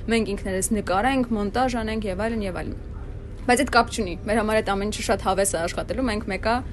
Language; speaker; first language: Armenian; early bilingual, heritage; Armenian